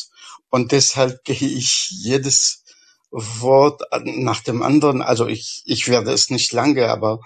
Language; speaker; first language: German; non-native, fluent; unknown